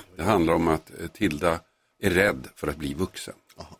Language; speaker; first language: Swedish; native; Swedish